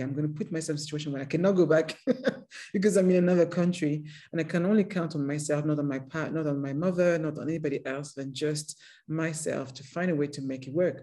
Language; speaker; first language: English; non-native, fluent; French